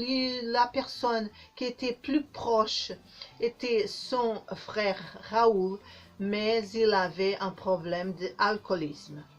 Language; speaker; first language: French; non-native, learner; Portuguese